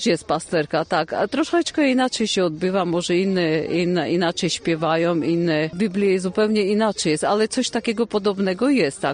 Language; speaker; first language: Polish; non-native, fluent; Armenian